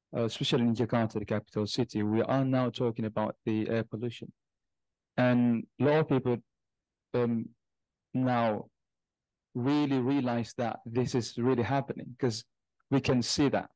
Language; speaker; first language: English; non-native, fluent; Indonesian